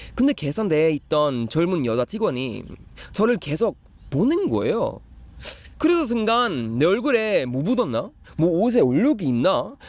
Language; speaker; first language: Korean; non-native, fluent; Swedish